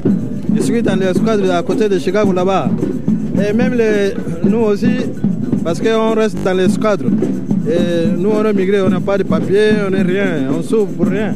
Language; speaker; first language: French; non-native, learner; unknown